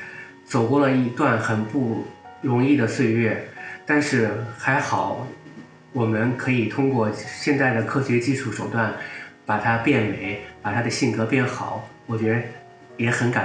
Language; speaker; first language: Chinese; native; Chinese